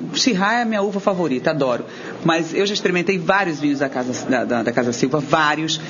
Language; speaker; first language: Portuguese; native; Portuguese